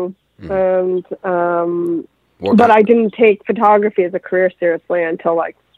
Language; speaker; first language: English; native; English